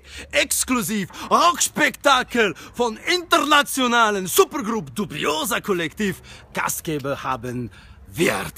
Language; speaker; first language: German; non-native, learner; Bosnian